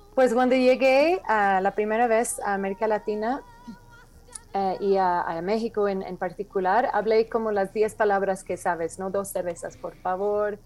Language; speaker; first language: Spanish; non-native, fluent; English